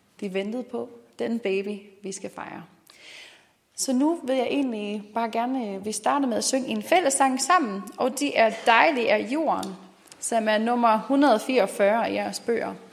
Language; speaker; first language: Danish; non-native, fluent; English